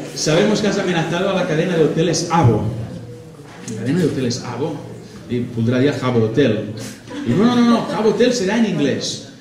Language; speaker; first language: Spanish; non-native, local second language; Catalan